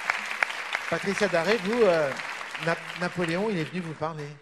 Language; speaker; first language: French; native; French